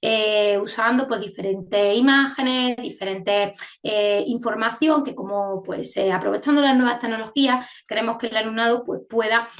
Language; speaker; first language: Spanish; native; Spanish